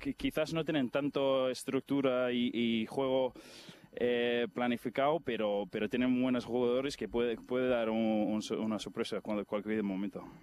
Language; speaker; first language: Spanish; non-native, fluent; English